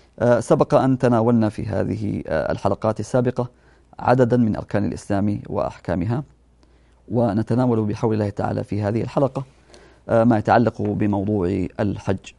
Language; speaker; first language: Arabic; native; Arabic